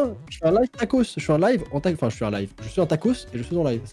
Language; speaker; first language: French; native; French